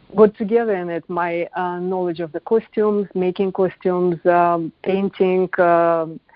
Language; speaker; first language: English; non-native, fluent; Russian